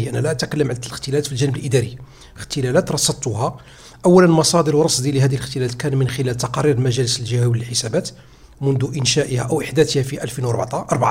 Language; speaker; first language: Arabic; native; Arabic